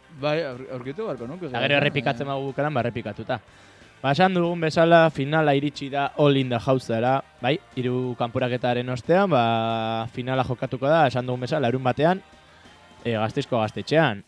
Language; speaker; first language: Basque; native; Basque